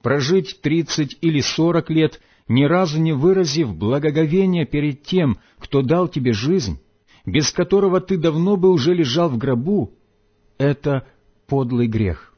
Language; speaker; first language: Russian; native; Russian